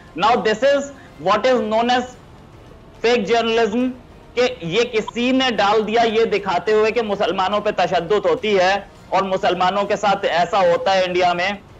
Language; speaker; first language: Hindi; native; Hindi